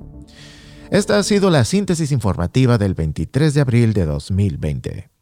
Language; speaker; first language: Spanish; native; Spanish